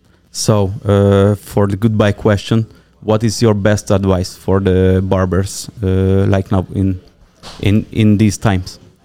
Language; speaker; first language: English; non-native, fluent; Hungarian